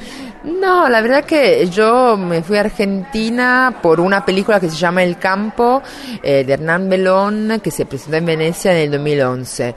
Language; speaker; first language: Spanish; non-native, fluent; Italian